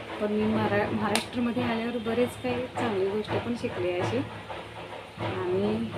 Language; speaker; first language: Marathi; non-native, local second language; Kannada